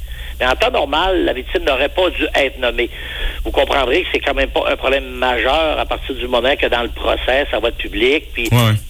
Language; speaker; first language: French; native; French